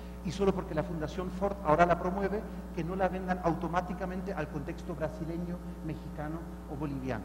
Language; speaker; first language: Spanish; non-native, fluent; German